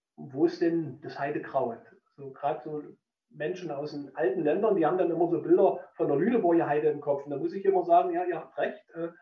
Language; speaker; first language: German; native; German